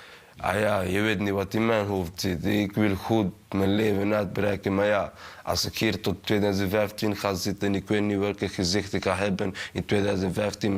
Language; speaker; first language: Dutch; early bilingual, other home language; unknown